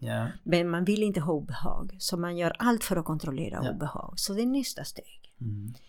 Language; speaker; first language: Swedish; non-native, fluent; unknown